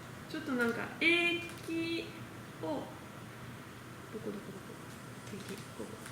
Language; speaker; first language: Japanese; non-native, learner; French